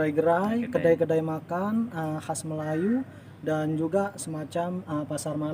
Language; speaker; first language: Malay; non-native, local second language; Indonesian